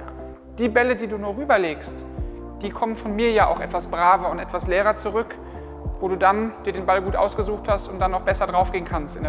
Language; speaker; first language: German; native; German